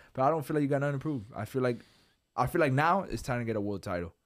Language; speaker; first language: English; early bilingual, other home language; Spanish